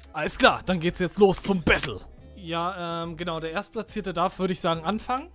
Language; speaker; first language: German; native; German